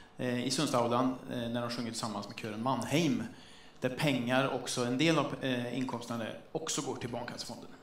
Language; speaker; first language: Swedish; native; Swedish